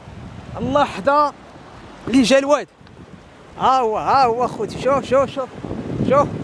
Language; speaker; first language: Arabic; native; Arabic